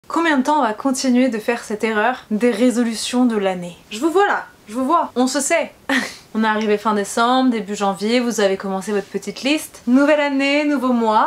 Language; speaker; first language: French; native; French